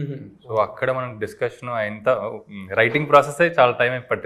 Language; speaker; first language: Telugu; native; Telugu